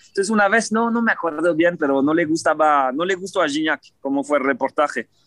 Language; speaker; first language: Spanish; non-native, fluent; French